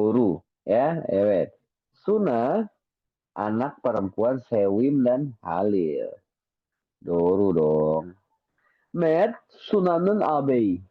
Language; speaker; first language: Turkish; non-native, fluent; Indonesian